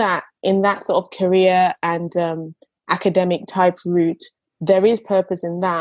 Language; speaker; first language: English; non-native, local second language; Yoruba